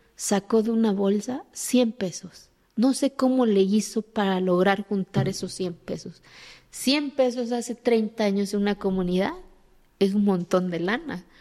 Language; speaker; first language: Spanish; early bilingual, other home language; Zapotec